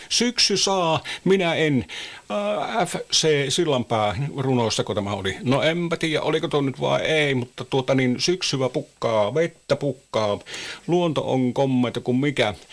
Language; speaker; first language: Finnish; native; Finnish